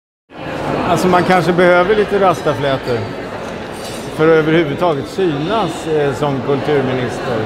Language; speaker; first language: Swedish; native; Swedish